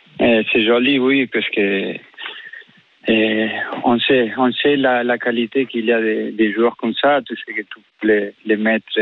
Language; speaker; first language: French; non-native, fluent; Spanish